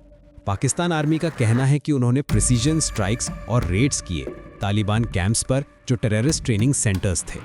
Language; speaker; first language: Hindi; native; Hindi